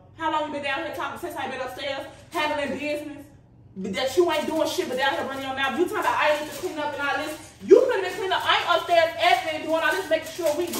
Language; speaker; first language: English; native; English